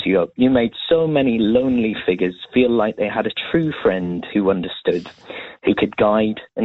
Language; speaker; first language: English; native; English